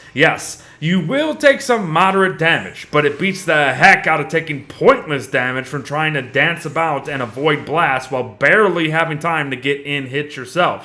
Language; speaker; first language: English; native; English